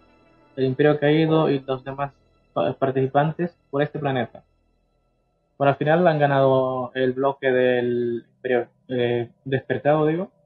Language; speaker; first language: Spanish; native; Spanish